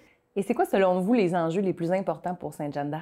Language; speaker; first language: French; native; French